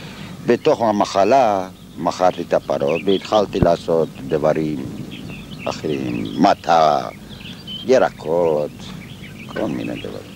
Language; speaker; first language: Hebrew; non-native, fluent; Ladino